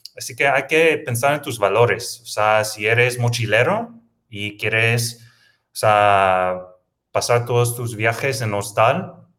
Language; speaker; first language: Spanish; non-native, fluent; English